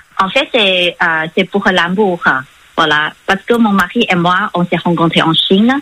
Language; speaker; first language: French; non-native, fluent; Chinese